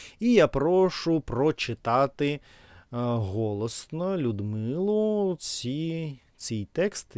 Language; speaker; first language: Ukrainian; non-native, fluent; Russian